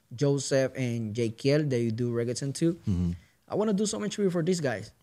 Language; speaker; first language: English; non-native, learner; Spanish